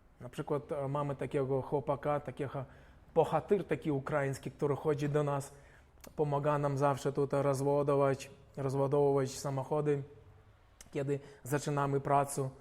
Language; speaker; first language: Polish; non-native, fluent; Ukrainian